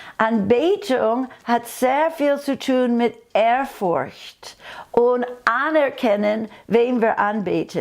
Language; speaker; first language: German; non-native, fluent; English